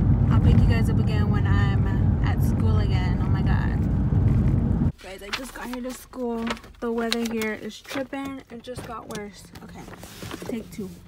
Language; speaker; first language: English; early bilingual, other home language; Spanish